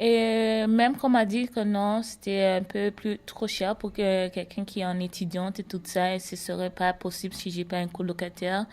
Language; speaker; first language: French; non-native, learner; English